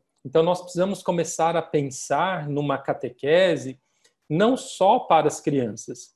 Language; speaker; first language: Portuguese; native; Portuguese